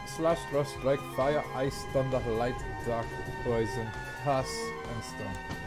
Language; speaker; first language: English; native; English